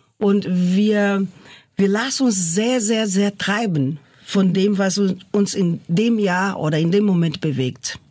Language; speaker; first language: German; non-native, fluent; Portuguese